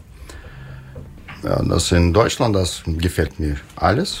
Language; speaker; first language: German; non-native, learner; Russian